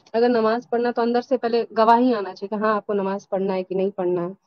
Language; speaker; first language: Hindi; native; Hindi